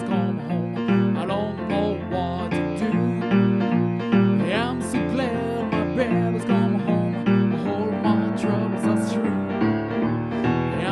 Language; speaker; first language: English; non-native, learner; French